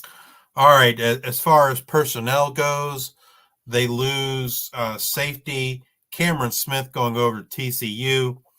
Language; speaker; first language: English; native; English